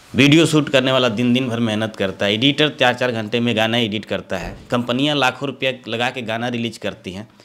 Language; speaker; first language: Hindi; native; Hindi